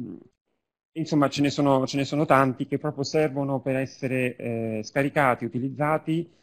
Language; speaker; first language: Italian; native; Italian